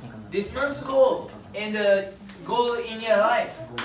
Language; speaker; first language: English; non-native, learner; Japanese